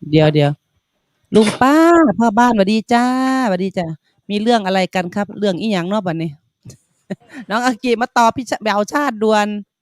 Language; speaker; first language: Thai; native; Thai